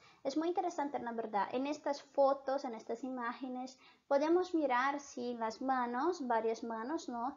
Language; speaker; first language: Spanish; non-native, fluent; Portuguese